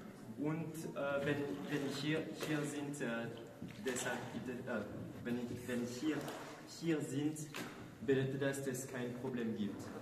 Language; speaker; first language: German; non-native, learner; French